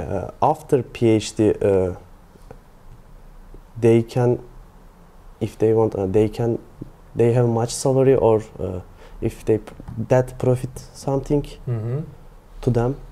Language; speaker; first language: English; non-native, learner; Turkish